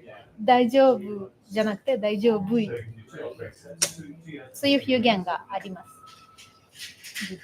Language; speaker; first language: Japanese; non-native, learner; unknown